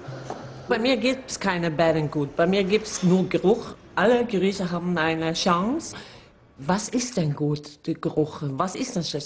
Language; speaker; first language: German; non-native, fluent; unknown